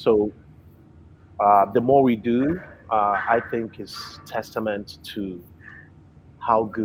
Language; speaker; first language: English; non-native, local second language; Igbo